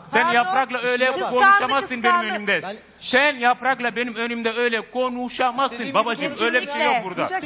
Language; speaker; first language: Turkish; non-native, fluent; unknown